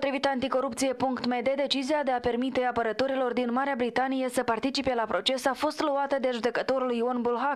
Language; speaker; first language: Romanian; native; Romanian